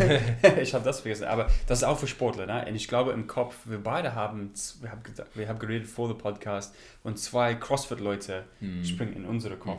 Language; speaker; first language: German; non-native, learner; English